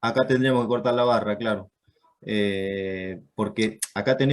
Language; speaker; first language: Spanish; native; Spanish